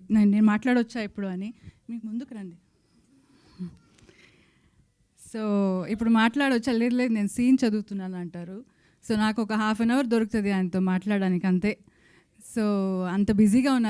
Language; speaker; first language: Telugu; non-native, local second language; Kannada